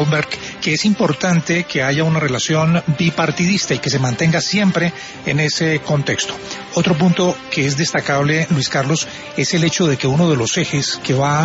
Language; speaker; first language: Spanish; native; Spanish